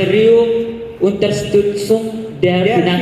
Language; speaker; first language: German; non-native, learner; Indonesian